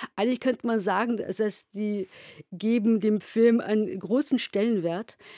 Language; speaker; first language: German; early bilingual, other home language; Turkish